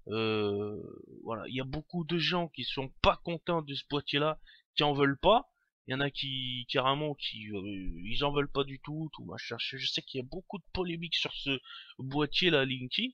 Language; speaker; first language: French; native; French